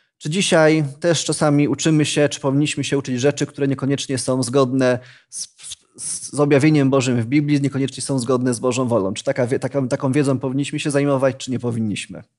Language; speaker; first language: Polish; native; Polish